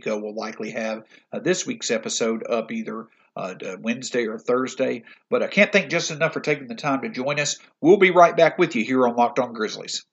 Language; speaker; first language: English; native; English